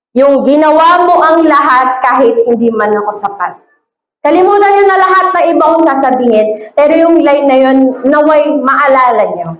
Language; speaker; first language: Filipino; native; Filipino